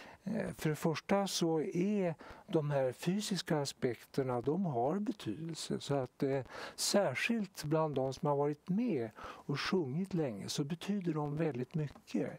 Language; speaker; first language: Swedish; native; Swedish